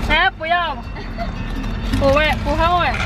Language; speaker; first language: Chinese; non-native, learner; Filipino